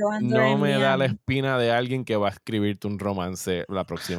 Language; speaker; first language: Spanish; native; Spanish